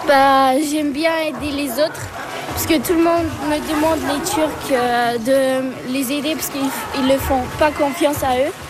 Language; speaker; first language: French; early bilingual, other home language; Turkish